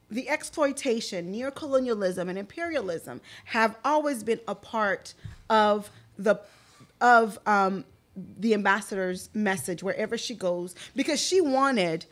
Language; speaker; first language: English; early bilingual, other home language; Haitian Creole